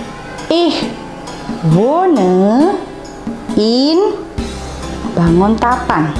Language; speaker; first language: German; non-native, fluent; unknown